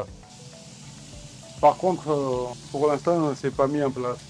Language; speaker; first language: French; non-native, learner; Georgian